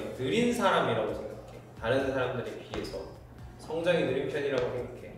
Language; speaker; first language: Korean; native; Korean